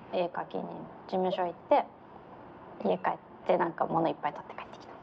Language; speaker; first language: Japanese; native; Japanese